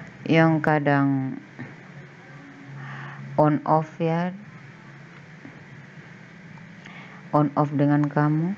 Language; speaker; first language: Indonesian; native; Indonesian